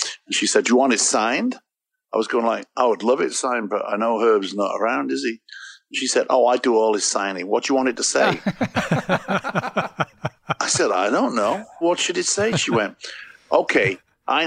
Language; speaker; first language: English; native; English